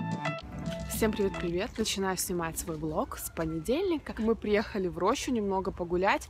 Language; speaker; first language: Russian; native; Russian